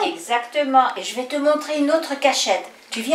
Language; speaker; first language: French; native; French